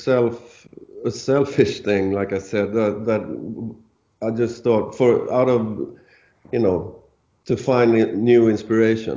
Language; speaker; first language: English; non-native, fluent; Swedish